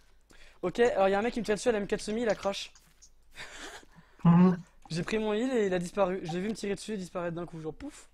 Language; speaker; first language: French; native; French